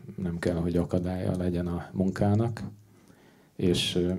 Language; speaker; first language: Hungarian; native; Hungarian